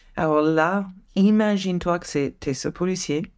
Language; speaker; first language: French; non-native, fluent; English